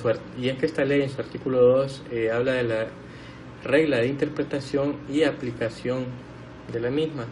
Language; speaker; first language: Spanish; native; Spanish